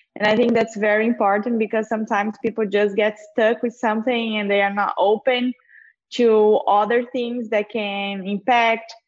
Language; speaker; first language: English; non-native, fluent; Portuguese